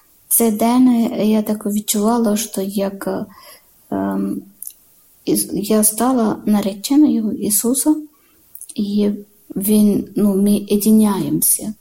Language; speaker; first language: Ukrainian; non-native, learner; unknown